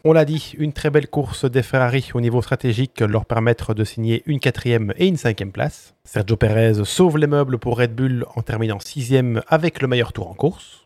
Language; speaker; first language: French; native; French